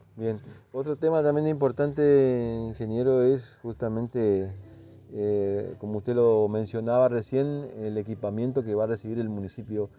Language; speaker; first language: Spanish; native; Spanish